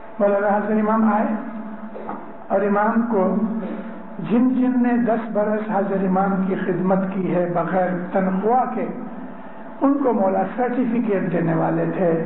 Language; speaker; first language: Urdu; non-native, local second language; Punjabi